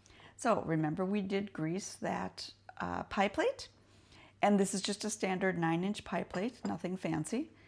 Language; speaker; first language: English; native; English